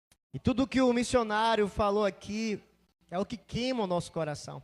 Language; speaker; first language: Portuguese; native; Portuguese